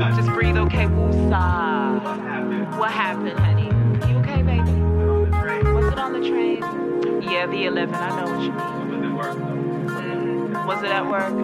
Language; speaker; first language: English; non-native, local second language; Shona